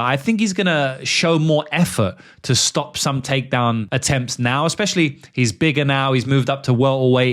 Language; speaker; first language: English; native; English